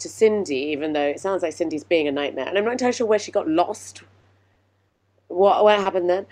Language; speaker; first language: English; native; English